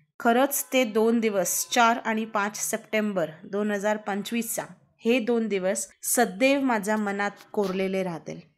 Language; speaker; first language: Marathi; non-native, local second language; Hindi